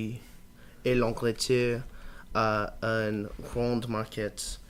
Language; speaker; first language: French; non-native, learner; English